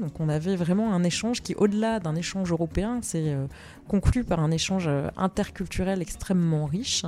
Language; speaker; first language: French; native; French